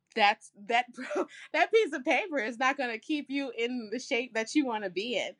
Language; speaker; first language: English; native; English